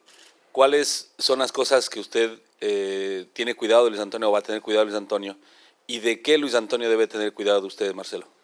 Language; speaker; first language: Spanish; native; Spanish